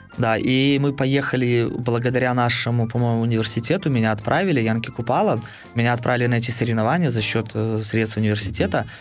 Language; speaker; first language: Russian; native; Russian